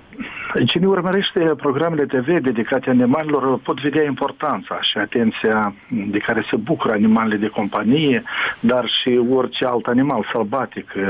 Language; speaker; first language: Romanian; native; Romanian